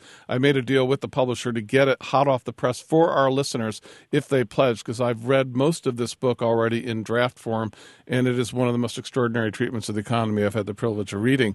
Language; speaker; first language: English; native; English